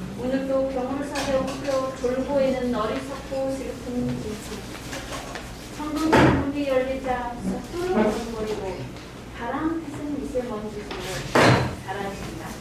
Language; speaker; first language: Korean; non-native, fluent; Mongolian